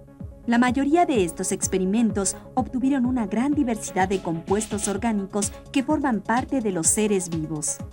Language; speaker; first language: Spanish; native; Spanish